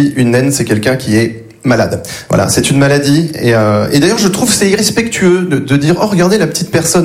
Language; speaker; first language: French; native; French